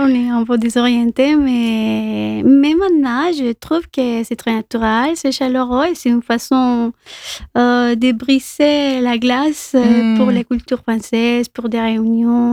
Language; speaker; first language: French; non-native, fluent; Spanish